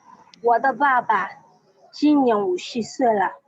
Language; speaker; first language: Chinese; non-native, learner; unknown